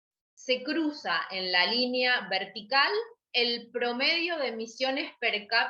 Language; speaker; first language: Spanish; native; Spanish